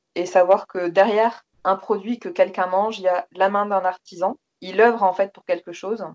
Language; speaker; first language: French; native; French